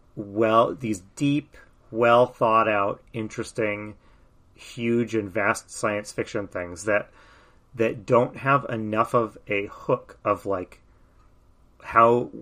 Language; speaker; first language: English; native; English